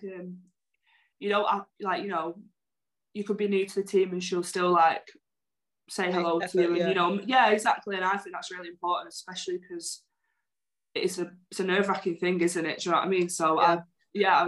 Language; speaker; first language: English; native; English